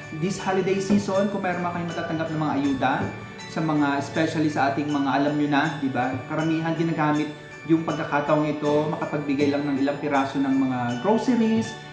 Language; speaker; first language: Filipino; native; Filipino